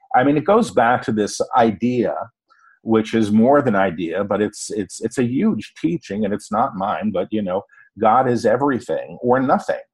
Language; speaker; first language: English; native; English